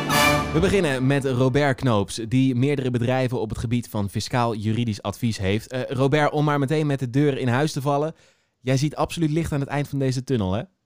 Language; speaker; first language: Dutch; native; Dutch